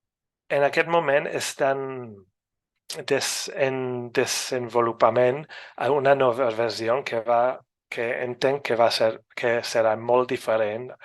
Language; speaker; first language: Catalan; non-native, fluent; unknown